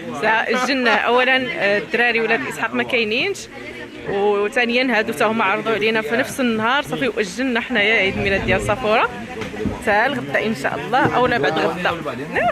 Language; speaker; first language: Arabic; native; Arabic